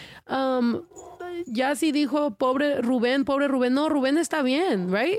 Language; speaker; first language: Spanish; early bilingual, heritage; Spanish